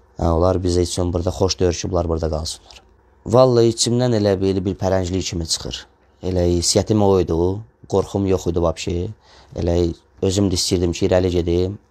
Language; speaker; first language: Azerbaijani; non-native, local second language; Russian